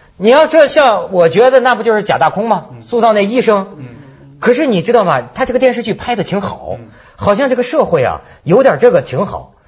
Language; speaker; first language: Chinese; native; Chinese